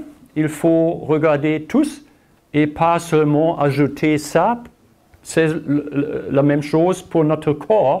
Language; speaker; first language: French; non-native, learner; German